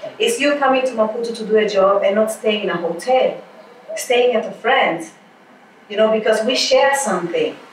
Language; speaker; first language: English; non-native, fluent; Portuguese